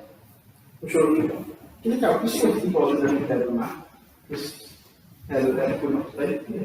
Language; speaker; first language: Welsh; native; Welsh